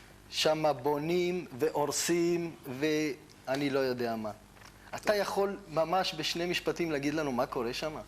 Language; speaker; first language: Hebrew; native; Hebrew